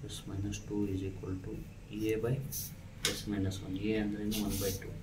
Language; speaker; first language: English; non-native, local second language; Kannada